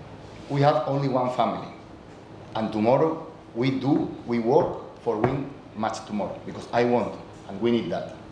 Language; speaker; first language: English; non-native, learner; Spanish